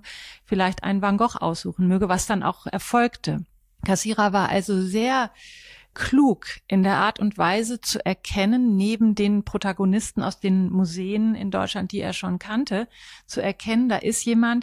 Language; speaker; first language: German; native; German